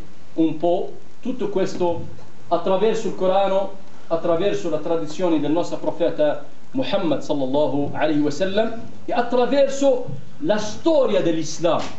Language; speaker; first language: Italian; non-native, fluent; Arabic